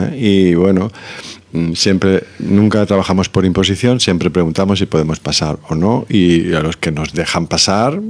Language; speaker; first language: Spanish; native; Spanish